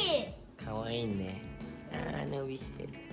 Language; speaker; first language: Japanese; native; Japanese